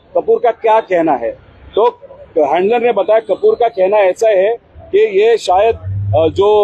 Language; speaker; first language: Hindi; non-native, local second language; Marathi